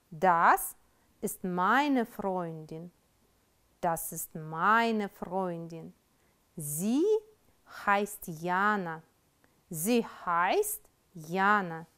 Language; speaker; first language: German; non-native, fluent; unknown